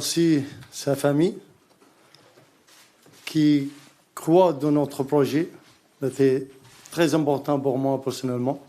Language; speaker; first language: French; non-native, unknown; Arabic